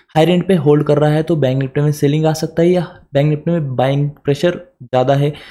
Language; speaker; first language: Hindi; non-native, local second language; Marathi